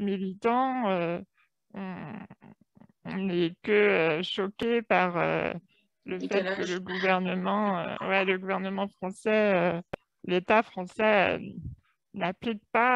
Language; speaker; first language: French; native; French